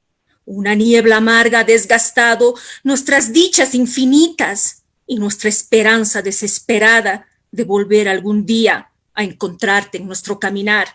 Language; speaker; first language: Spanish; native; Spanish